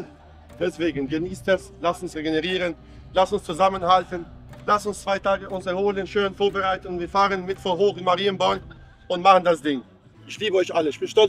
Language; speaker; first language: German; native; German